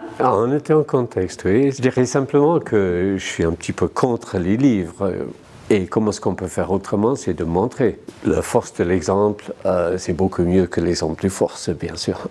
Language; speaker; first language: French; non-native, fluent; English